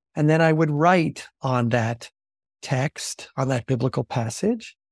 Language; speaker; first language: English; native; English